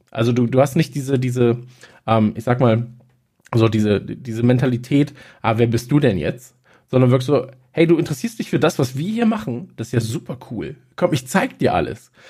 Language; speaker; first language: German; native; German